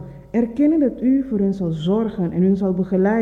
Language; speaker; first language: Dutch; non-native, local second language; Papiamento